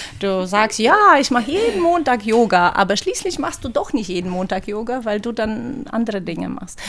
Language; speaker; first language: German; non-native, fluent; Ukrainian